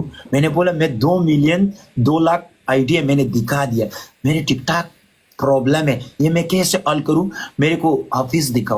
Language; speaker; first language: Hindi; non-native, learner; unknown